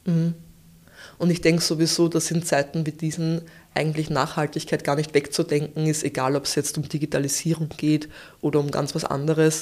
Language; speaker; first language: German; native; German